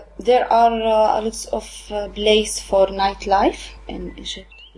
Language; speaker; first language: English; non-native, learner; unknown